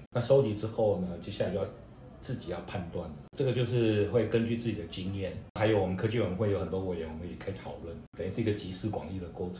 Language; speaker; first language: Chinese; native; Chinese